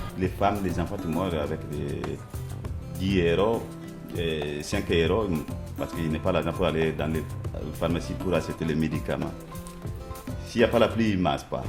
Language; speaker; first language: French; non-native, local second language; Mossi